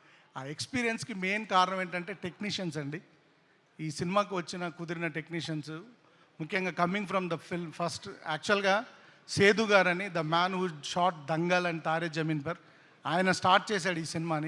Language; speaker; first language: Telugu; native; Telugu